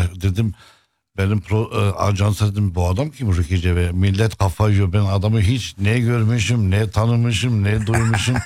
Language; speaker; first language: Turkish; non-native, fluent; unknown